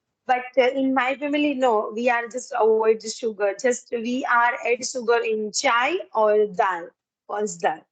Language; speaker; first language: English; non-native, learner; Gujarati